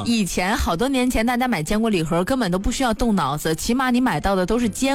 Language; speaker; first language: Chinese; native; Chinese